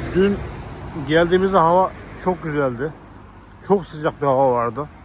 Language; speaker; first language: Turkish; native; Turkish